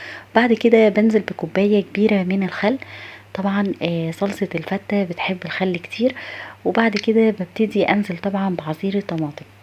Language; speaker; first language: Arabic; native; Arabic